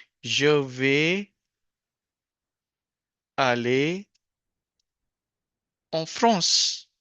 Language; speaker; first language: French; non-native, fluent; Hindi